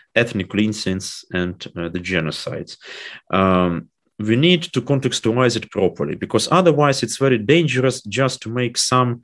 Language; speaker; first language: English; non-native, fluent; Ukrainian